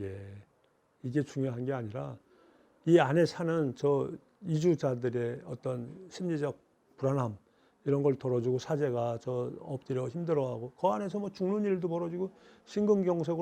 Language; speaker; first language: Korean; native; Korean